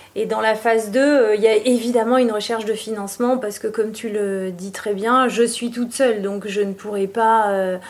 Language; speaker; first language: French; native; French